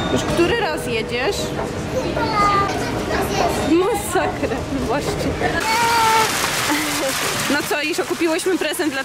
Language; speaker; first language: Polish; native; Polish